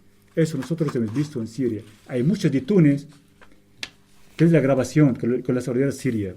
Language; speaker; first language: Spanish; non-native, fluent; Arabic